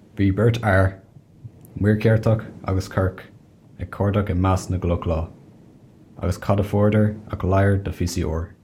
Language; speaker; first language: Irish; native; Irish